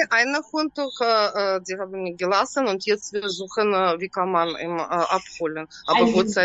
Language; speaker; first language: German; non-native, learner; Russian